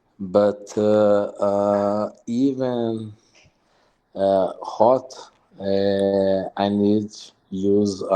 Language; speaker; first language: English; non-native, learner; Portuguese